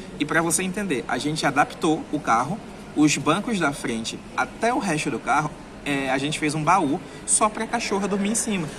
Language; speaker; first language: Portuguese; native; Portuguese